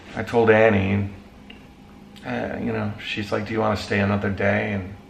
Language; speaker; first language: English; native; English